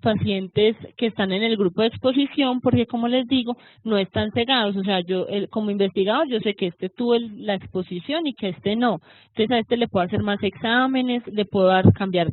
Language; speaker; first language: Spanish; native; Spanish